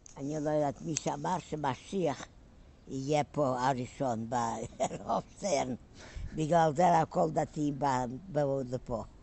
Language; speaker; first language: Hebrew; non-native, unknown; German